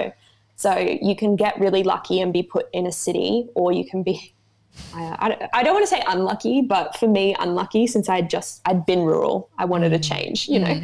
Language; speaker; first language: English; native; English